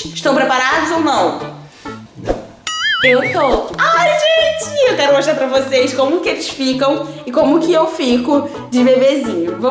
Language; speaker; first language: Portuguese; native; Portuguese